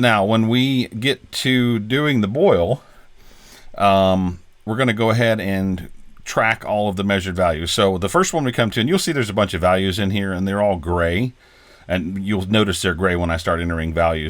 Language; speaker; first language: English; native; English